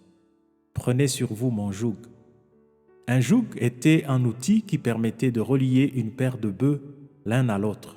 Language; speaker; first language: French; non-native, local second language; Kinyarwanda